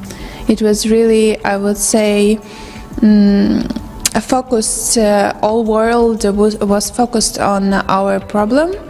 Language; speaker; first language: English; non-native, local second language; Ukrainian